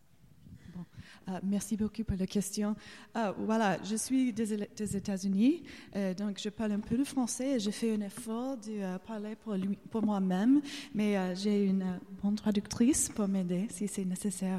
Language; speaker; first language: French; non-native, learner; English